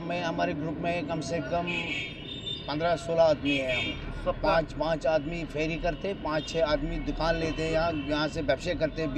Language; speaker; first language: Hindi; non-native, local second language; Kashmiri